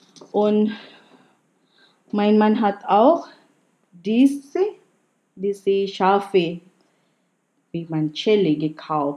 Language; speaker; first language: German; non-native, learner; Filipino